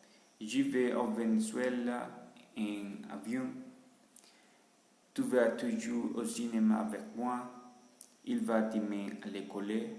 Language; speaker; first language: French; non-native, learner; Spanish